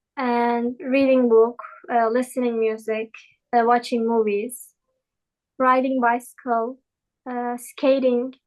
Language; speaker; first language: English; non-native, learner; Turkish